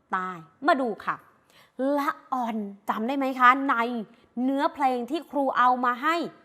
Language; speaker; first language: Thai; native; Thai